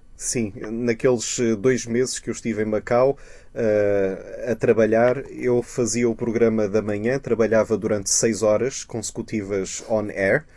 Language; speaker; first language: Portuguese; native; Portuguese